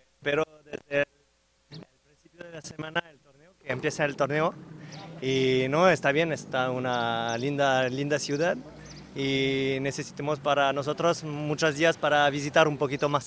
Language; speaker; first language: Spanish; non-native, learner; French